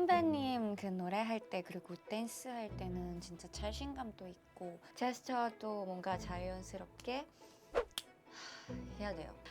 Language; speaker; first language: Korean; non-native, fluent; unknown